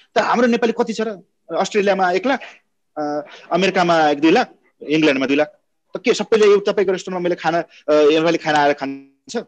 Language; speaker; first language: Nepali; non-native, local second language; Maithili